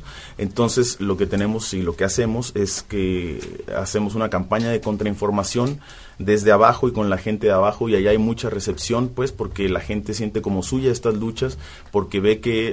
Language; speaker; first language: Spanish; native; Spanish